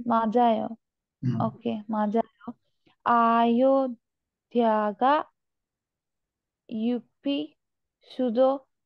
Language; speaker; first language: Korean; non-native, learner; Bangla